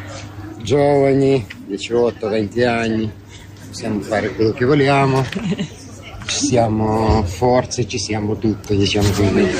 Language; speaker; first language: Italian; non-native, learner; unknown